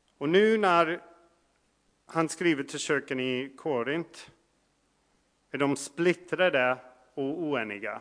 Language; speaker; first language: Swedish; non-native, fluent; English